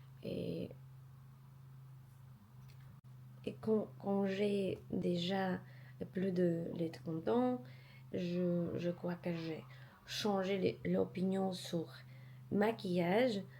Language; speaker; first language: French; non-native, learner; Polish